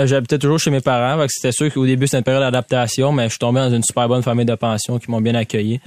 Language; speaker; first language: French; native; French